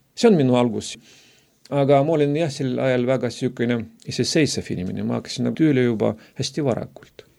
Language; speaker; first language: Estonian; non-native, local second language; Russian